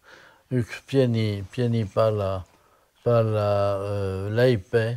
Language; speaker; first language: Finnish; non-native, fluent; French